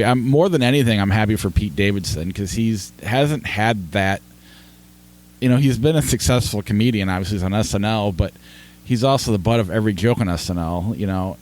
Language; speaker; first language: English; native; English